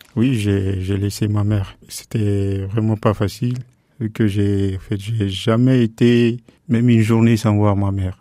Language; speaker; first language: French; non-native, local second language; Fula